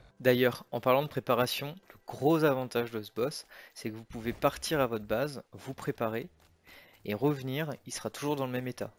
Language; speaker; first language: French; native; French